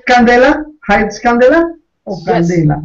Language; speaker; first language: English; non-native, learner; Spanish